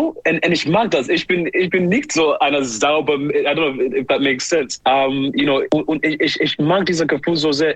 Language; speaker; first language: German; non-native, learner; English